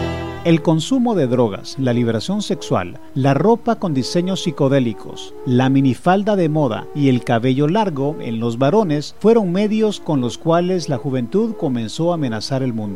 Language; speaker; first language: Spanish; native; Spanish